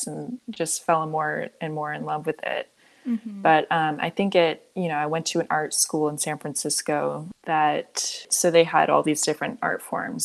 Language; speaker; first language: English; native; English